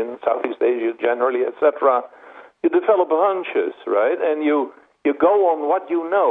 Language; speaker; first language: English; non-native, fluent; Dutch